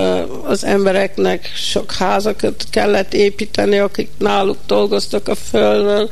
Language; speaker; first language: Hungarian; early bilingual, heritage; Hungarian